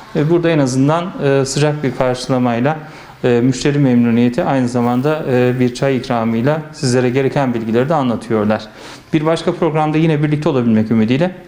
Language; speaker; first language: Turkish; native; Turkish